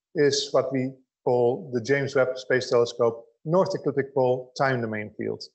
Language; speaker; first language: English; non-native, fluent; Dutch